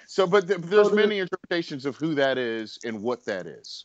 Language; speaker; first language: English; native; English